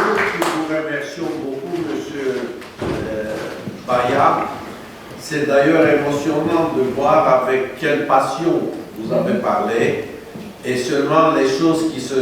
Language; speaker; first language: French; non-native, fluent; Romanian